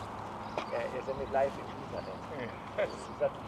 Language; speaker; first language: English; non-native, learner; Norwegian